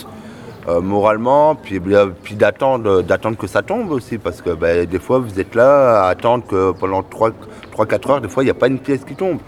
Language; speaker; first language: French; native; French